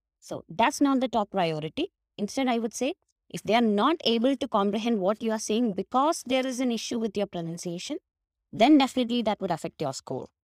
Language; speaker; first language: English; non-native, local second language; Malayalam